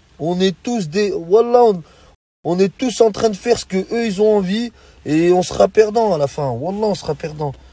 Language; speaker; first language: French; early bilingual, other home language; Arabic